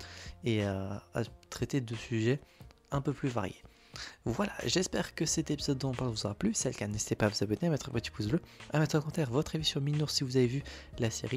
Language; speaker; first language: French; native; French